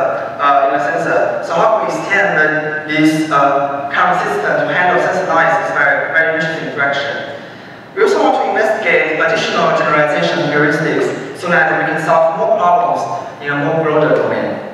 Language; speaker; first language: English; non-native, fluent; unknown